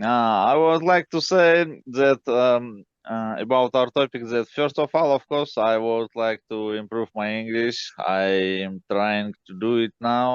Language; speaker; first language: English; non-native, learner; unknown